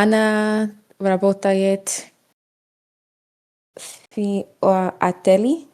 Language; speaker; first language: Russian; non-native, learner; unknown